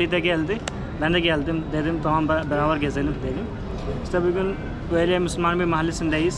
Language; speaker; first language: Turkish; non-native, fluent; Urdu